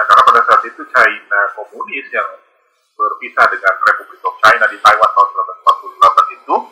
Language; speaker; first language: Indonesian; native; Indonesian